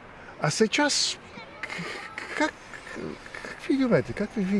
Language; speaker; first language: Russian; non-native, learner; English